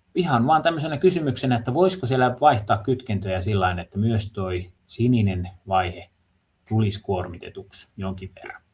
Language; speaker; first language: Finnish; native; Finnish